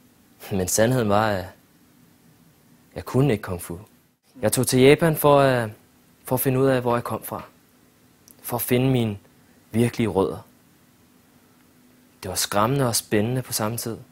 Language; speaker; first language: Danish; early bilingual, other home language; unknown